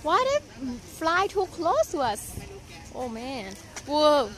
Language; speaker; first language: English; non-native, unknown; Thai